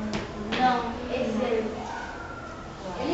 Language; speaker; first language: French; non-native, learner; Spanish